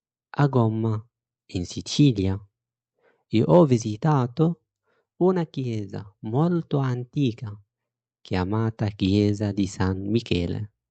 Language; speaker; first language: Italian; non-native, fluent; Arabic